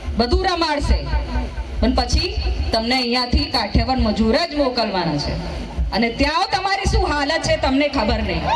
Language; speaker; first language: Gujarati; non-native, local second language; Vasavi